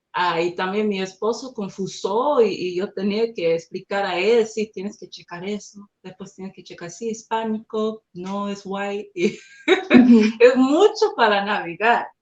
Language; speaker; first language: Spanish; non-native, learner; English